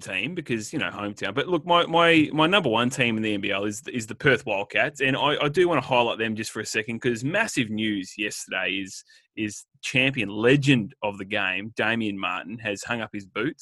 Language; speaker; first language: English; native; English